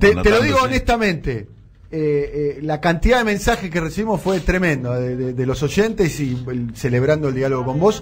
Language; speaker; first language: Spanish; native; Spanish